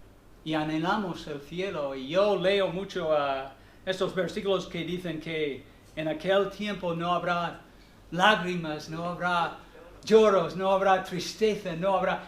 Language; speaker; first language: Spanish; non-native, fluent; English